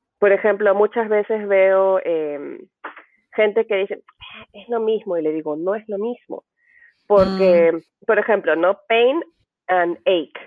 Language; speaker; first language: Spanish; native; Spanish